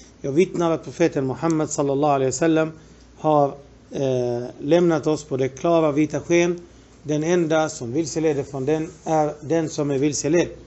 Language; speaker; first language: Swedish; non-native, fluent; Arabic